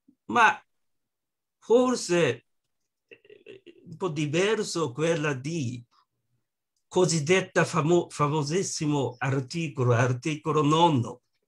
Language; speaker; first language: Italian; non-native, learner; Japanese